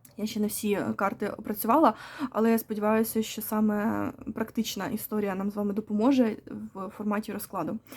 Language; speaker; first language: Ukrainian; non-native, local second language; Russian